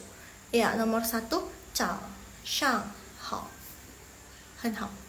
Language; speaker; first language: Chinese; non-native, fluent; Indonesian